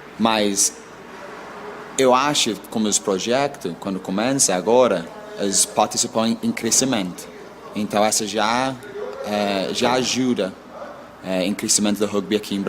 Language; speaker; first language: Portuguese; non-native, learner; English